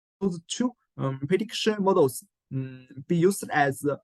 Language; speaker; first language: English; non-native, learner; Chinese